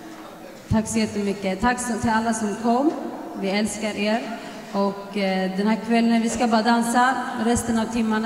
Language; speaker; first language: Swedish; early bilingual, other home language; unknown